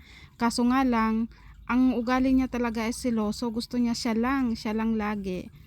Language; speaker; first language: Filipino; native; Filipino